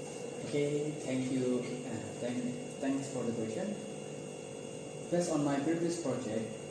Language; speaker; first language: English; non-native, learner; Indonesian